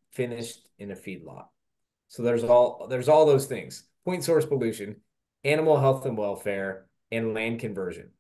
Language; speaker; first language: English; native; English